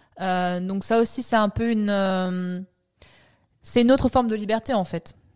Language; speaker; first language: French; early bilingual, other home language; Italian